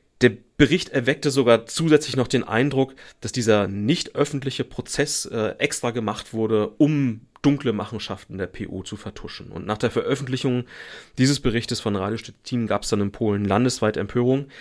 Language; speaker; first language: German; native; German